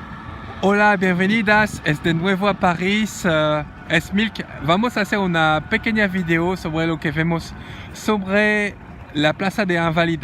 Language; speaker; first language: Spanish; non-native, learner; French